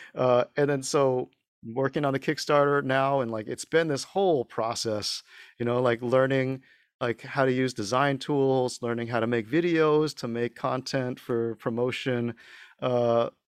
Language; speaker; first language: English; early bilingual, other home language; Chinese